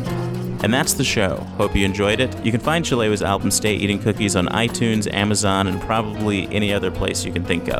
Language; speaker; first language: English; native; English